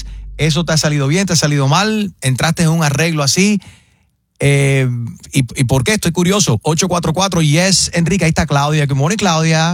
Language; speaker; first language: Spanish; native; Spanish